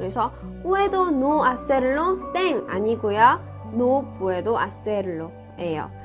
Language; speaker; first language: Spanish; non-native, fluent; Korean